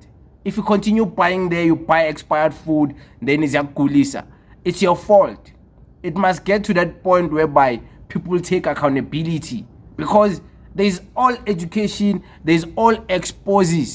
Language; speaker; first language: English; non-native, local second language; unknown